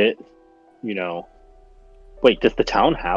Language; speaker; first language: English; native; English